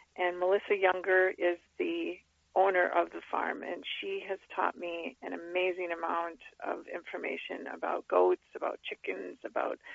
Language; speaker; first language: English; native; English